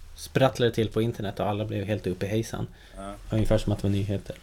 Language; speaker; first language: Swedish; native; Swedish